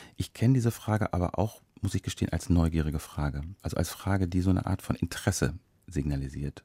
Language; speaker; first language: German; native; German